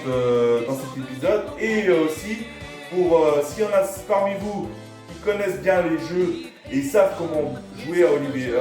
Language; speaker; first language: French; native; French